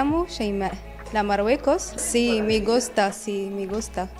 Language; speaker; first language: Spanish; non-native, learner; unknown